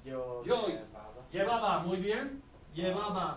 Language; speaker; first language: Spanish; non-native, fluent; English